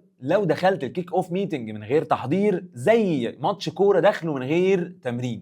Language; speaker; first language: Arabic; native; Arabic